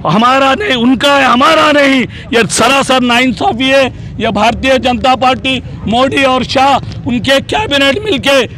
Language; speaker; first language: Urdu; native; Urdu